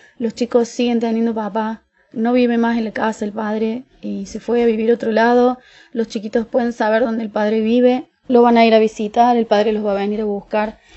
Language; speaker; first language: Spanish; native; Spanish